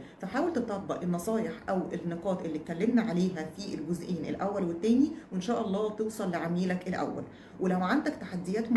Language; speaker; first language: Arabic; native; Arabic